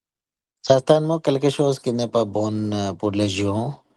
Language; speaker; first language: French; non-native, learner; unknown